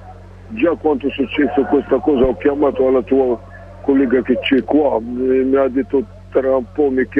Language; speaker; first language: Italian; non-native, learner; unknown